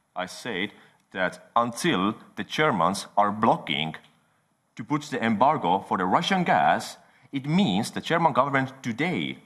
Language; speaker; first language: English; non-native, fluent; Estonian